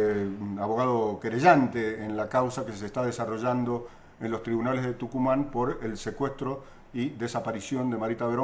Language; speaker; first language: Spanish; native; Spanish